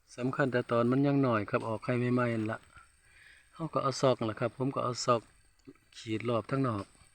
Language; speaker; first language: Thai; native; Thai